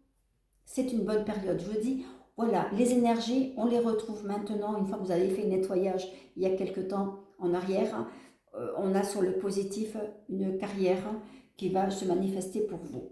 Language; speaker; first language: French; native; French